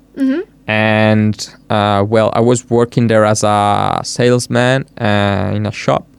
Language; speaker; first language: English; non-native, fluent; Italian